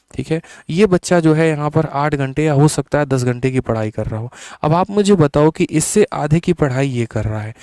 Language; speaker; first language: Hindi; native; Hindi